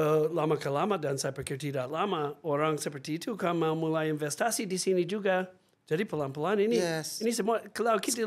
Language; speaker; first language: Indonesian; non-native, fluent; English